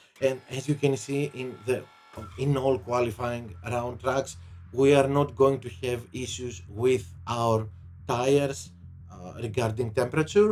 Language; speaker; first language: English; non-native, fluent; Greek